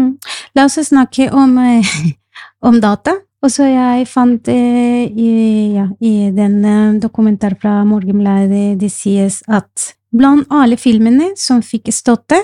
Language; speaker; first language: Norwegian; non-native, fluent; Spanish